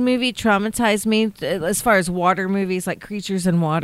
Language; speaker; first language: English; native; English